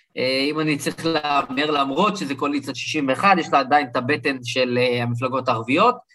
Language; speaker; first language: Hebrew; early bilingual, other home language; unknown